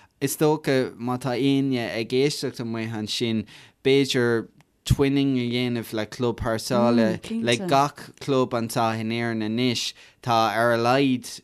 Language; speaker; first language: Irish; native; Irish